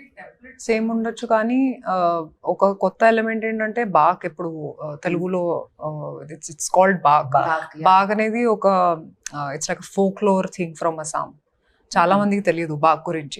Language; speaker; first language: Telugu; non-native, fluent; Hindi